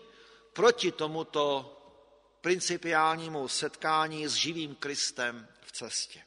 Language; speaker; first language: Czech; native; Czech